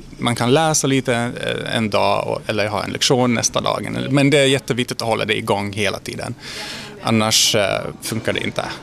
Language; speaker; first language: Swedish; non-native, fluent; Hungarian